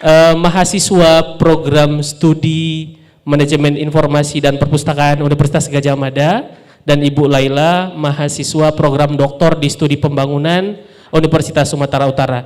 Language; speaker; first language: Indonesian; non-native, local second language; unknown